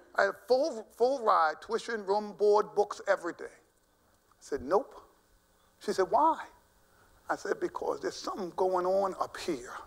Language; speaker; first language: English; native; English